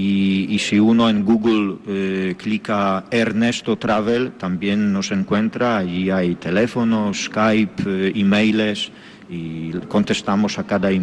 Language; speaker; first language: Spanish; non-native, fluent; Polish